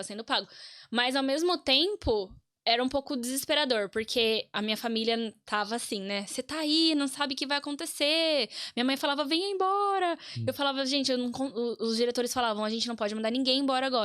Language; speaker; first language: Portuguese; native; Portuguese